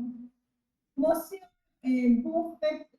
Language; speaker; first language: French; non-native, learner; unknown